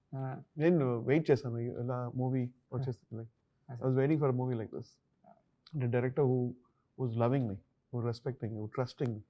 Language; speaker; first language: Telugu; non-native, learner; Tamil